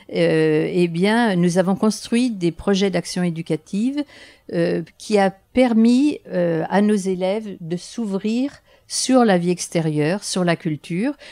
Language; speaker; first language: French; native; French